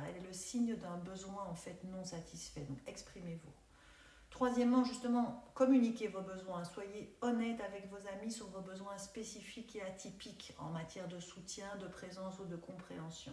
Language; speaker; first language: French; native; French